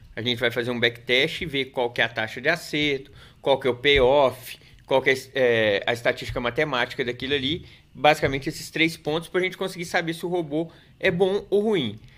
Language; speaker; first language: Portuguese; native; Portuguese